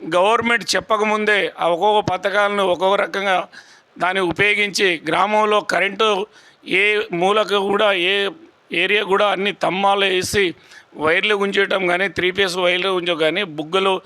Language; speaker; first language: Telugu; non-native, local second language; Lambadi